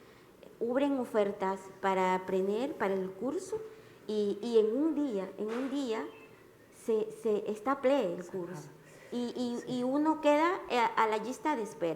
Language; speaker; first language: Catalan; non-native, learner; Spanish